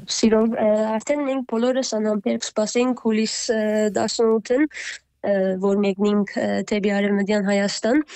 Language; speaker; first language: Armenian; early bilingual, heritage; Armenian